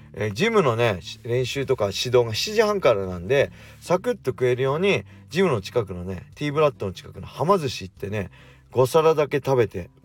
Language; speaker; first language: Japanese; native; Japanese